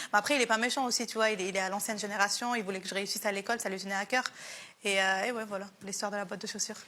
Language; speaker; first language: French; early bilingual, other home language; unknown